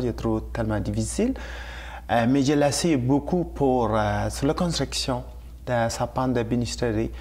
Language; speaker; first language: French; non-native, learner; Tamil